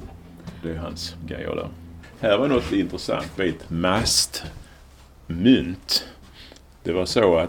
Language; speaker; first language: Swedish; native; Swedish